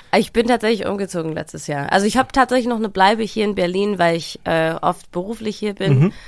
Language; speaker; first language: German; early bilingual, heritage; English